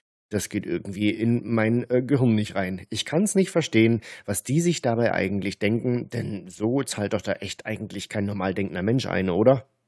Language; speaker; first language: German; native; German